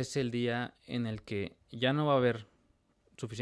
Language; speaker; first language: Spanish; native; Spanish